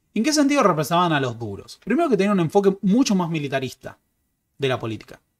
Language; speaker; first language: Spanish; native; Spanish